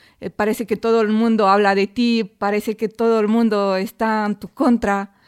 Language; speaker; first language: Spanish; non-native, fluent; Romanian